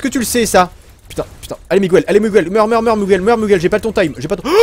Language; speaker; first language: French; native; French